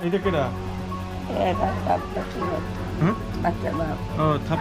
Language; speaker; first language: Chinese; non-native, learner; Bangla